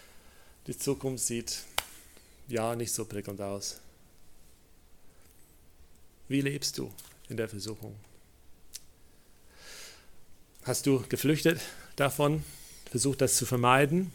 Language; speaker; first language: German; non-native, fluent; English